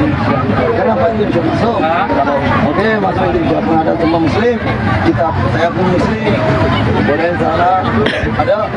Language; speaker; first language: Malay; non-native, learner; Rohingya